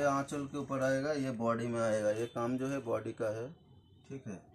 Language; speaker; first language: Hindi; non-native, local second language; Bangla